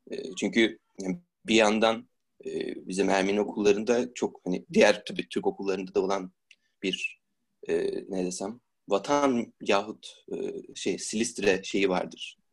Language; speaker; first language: Turkish; native; Turkish